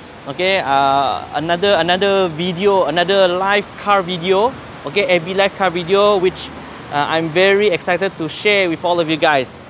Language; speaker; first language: English; non-native, local second language; Malay